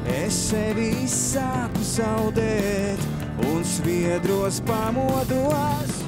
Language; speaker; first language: Latvian; native; Latvian